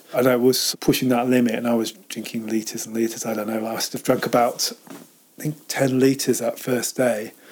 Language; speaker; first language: English; native; English